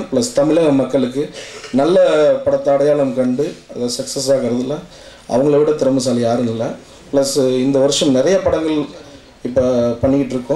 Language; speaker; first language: Tamil; native; Tamil